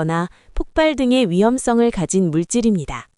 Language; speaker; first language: Korean; non-native, learner; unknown